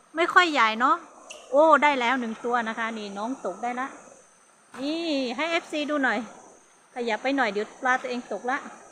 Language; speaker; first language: Thai; non-native, local second language; Hmong